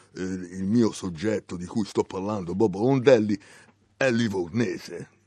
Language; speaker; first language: Italian; native; Italian